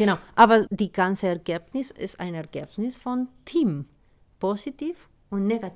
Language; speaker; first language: German; non-native, fluent; Spanish